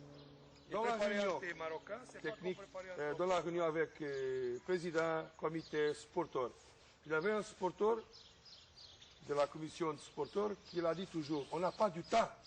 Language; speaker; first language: French; non-native, fluent; Portuguese